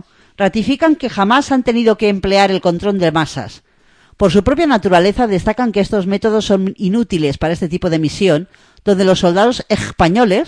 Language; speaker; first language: Spanish; native; Spanish